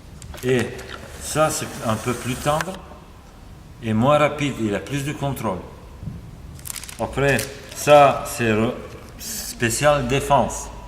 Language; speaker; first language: French; non-native, fluent; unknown